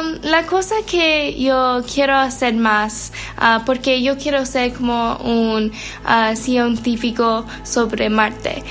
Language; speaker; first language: Spanish; non-native, learner; English